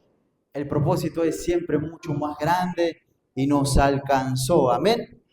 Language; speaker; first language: Spanish; native; Spanish